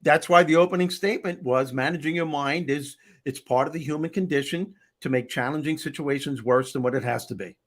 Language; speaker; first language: English; native; English